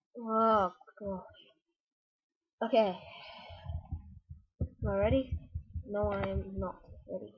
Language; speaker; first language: English; native; English